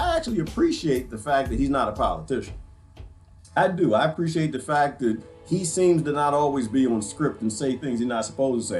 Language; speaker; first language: English; native; English